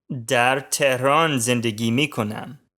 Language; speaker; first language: Persian; non-native, learner; English